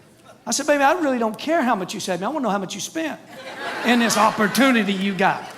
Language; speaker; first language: English; native; English